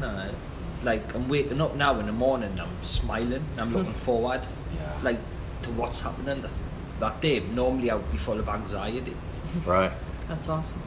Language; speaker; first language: English; native; English